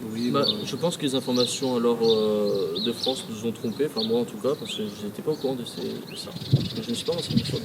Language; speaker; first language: French; native; French